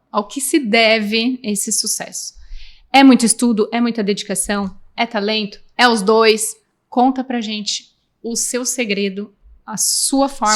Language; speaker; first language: Portuguese; native; Portuguese